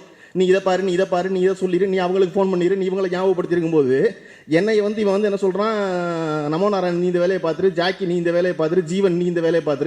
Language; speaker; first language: Tamil; native; Tamil